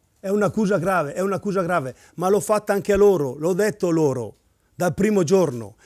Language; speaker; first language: Italian; native; Italian